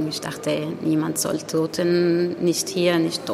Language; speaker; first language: German; non-native, learner; Arabic